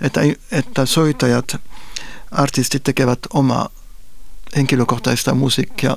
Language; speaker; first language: Finnish; non-native, fluent; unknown